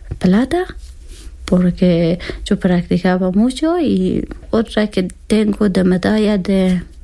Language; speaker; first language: Spanish; non-native, learner; Persian